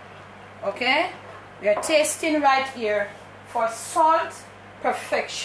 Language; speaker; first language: English; native; English